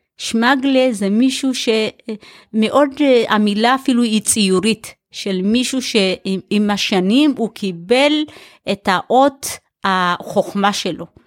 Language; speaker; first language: Hebrew; early bilingual, other home language; Amharic